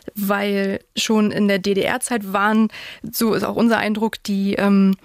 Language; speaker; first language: German; native; German